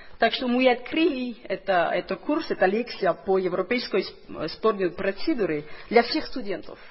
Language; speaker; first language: Russian; non-native, fluent; French